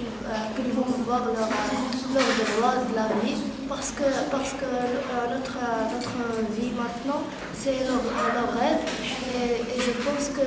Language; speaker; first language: French; non-native, learner; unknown